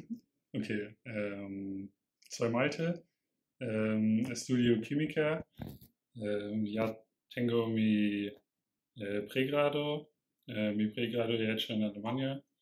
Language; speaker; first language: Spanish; non-native, learner; German